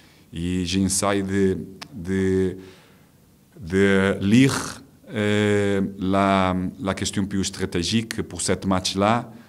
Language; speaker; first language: French; non-native, fluent; Portuguese